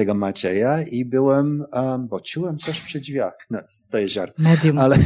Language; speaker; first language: Polish; non-native, fluent; English